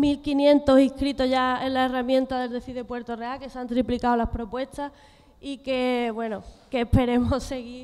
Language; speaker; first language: Spanish; native; Spanish